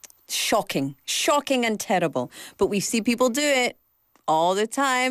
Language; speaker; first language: English; native; English